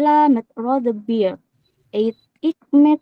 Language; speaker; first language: Dutch; non-native, learner; Indonesian